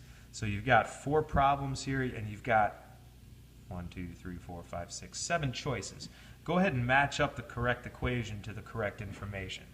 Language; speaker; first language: English; native; English